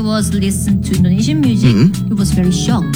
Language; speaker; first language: English; non-native, learner; Korean